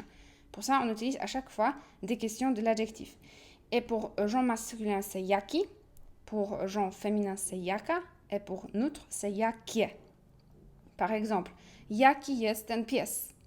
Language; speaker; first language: French; non-native, fluent; Polish